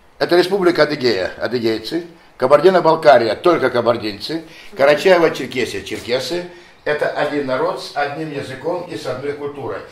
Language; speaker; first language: Russian; non-native, local second language; Adyghe